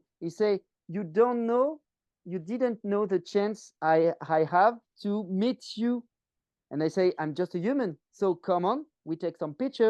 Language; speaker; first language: English; non-native, learner; French